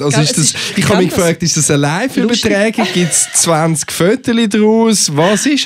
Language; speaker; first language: German; native; German